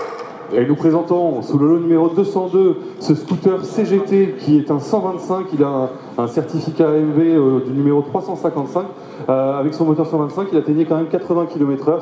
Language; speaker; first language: French; native; French